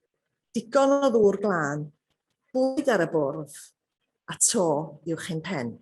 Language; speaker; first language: Welsh; native; Welsh